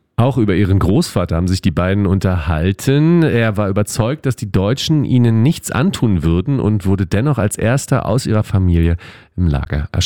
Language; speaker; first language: German; native; German